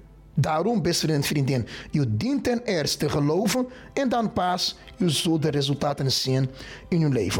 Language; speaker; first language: Dutch; non-native, fluent; Portuguese